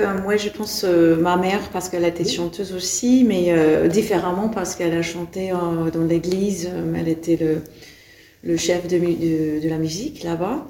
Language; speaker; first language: French; non-native, fluent; English